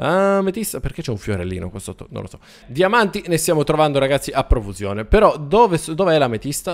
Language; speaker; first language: Italian; native; Italian